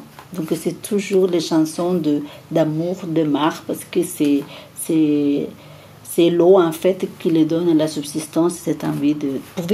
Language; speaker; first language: French; non-native, fluent; Spanish